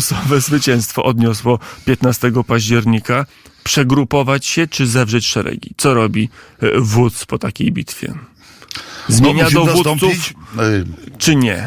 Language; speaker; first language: Polish; native; Polish